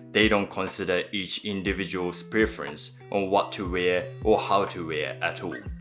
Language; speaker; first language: English; early bilingual, other home language; Japanese